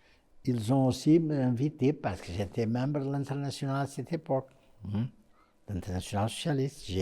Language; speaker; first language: French; non-native, fluent; Portuguese